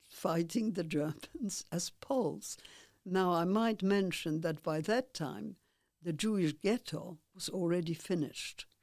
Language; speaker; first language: English; non-native, fluent; Polish